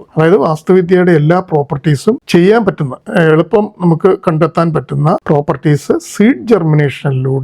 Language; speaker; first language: Malayalam; native; Malayalam